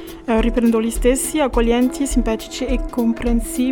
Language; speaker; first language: Italian; non-native, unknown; French